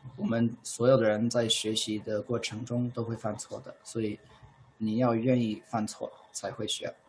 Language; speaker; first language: Chinese; non-native, fluent; English